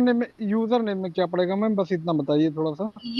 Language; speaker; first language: Hindi; native; Hindi